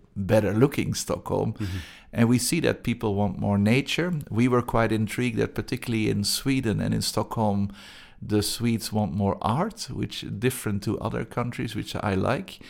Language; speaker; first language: English; non-native, fluent; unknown